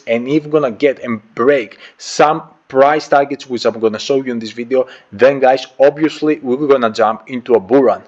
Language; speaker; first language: English; non-native, fluent; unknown